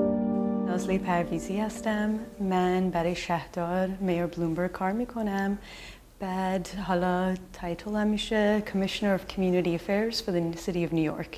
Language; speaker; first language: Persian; early bilingual, heritage; Persian